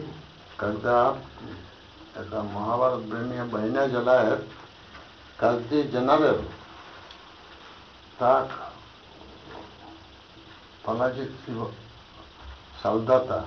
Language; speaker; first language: Russian; non-native, learner; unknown